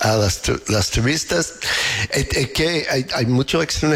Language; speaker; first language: Spanish; non-native, learner; English